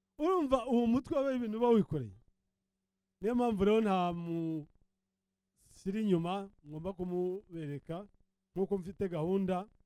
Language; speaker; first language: Kinyarwanda; native; Kinyarwanda